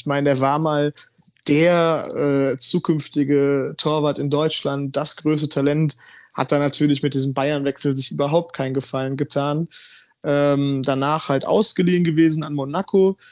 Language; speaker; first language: German; native; German